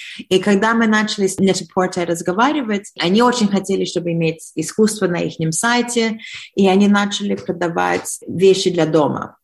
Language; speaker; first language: Russian; early bilingual, heritage; Russian